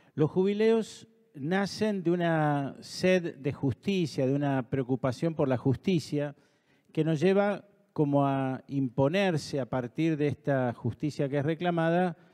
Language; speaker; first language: Spanish; native; Spanish